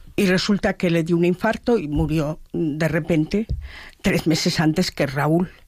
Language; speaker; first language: Spanish; native; Spanish